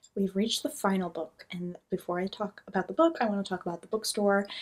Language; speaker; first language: English; native; English